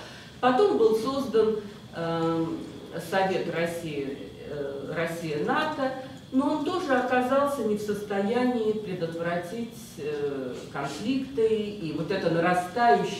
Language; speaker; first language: Russian; native; Russian